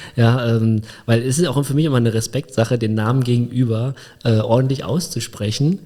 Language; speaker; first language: German; early bilingual, other home language; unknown